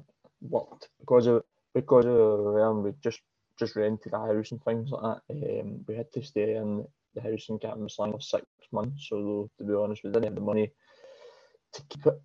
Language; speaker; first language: English; native; English